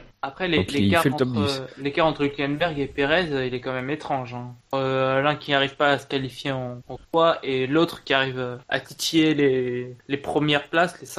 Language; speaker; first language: French; native; French